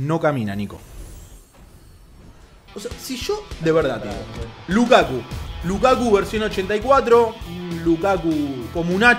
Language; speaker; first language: Spanish; native; Spanish